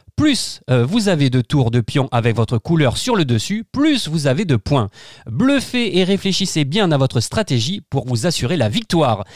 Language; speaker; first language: French; native; French